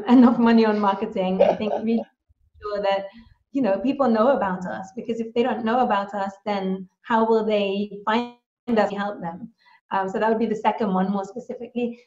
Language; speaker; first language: English; native; English